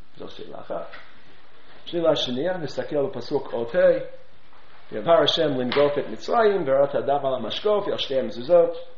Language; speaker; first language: Hebrew; non-native, fluent; English